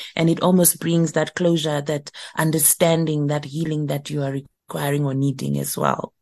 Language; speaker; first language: English; non-native, local second language; Shona